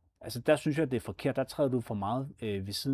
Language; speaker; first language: Danish; native; Danish